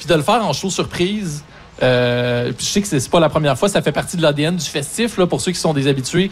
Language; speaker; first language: French; native; French